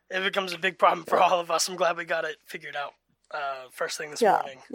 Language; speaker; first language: English; native; English